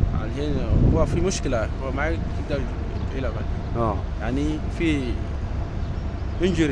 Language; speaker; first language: Arabic; non-native, learner; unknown